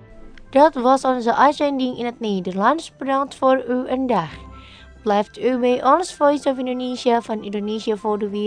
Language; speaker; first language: Dutch; non-native, fluent; Indonesian